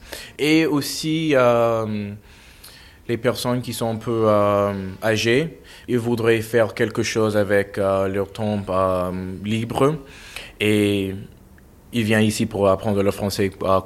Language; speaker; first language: French; non-native, fluent; English